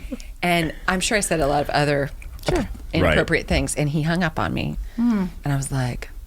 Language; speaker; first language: English; native; English